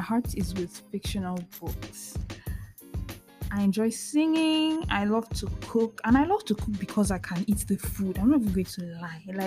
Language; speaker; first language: English; non-native, local second language; Igbo